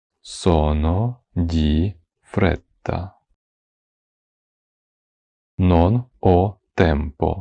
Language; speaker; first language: Italian; non-native, fluent; Ukrainian